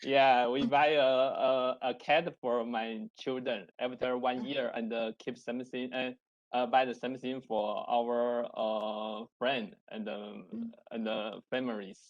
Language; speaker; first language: English; non-native, learner; Chinese